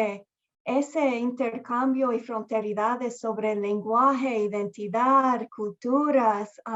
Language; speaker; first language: Spanish; early bilingual, heritage; Spanish